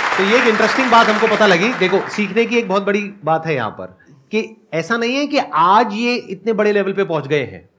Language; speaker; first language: Hindi; native; Hindi